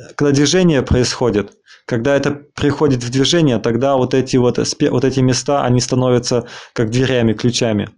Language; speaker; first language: Russian; non-native, fluent; Spanish